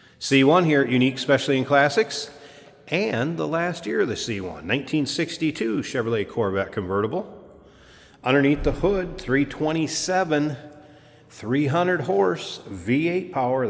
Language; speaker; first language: English; native; English